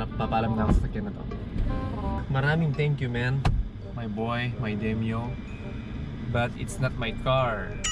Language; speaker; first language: Filipino; native; Filipino